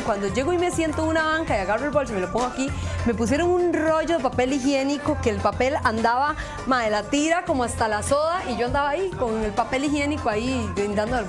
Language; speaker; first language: Spanish; native; Spanish